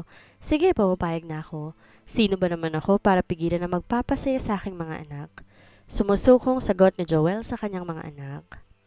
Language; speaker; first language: Filipino; native; Filipino